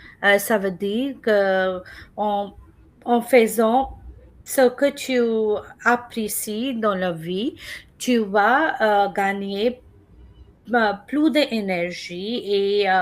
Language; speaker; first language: French; non-native, fluent; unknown